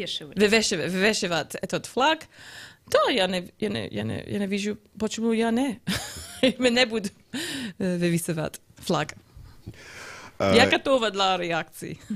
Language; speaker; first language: Russian; non-native, learner; English